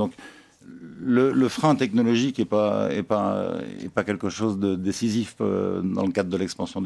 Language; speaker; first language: French; native; French